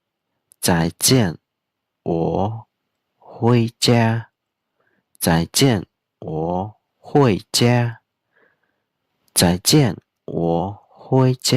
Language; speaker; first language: Chinese; non-native, fluent; Khmer